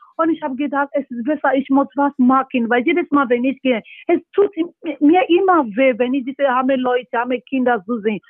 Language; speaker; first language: German; non-native, learner; Yoruba